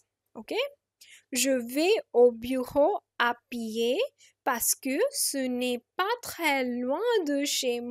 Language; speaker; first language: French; non-native, fluent; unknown